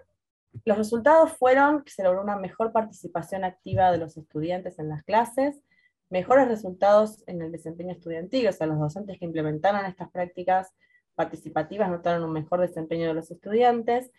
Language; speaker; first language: Spanish; native; Spanish